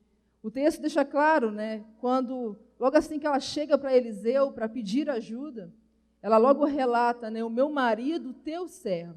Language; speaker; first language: Portuguese; native; Portuguese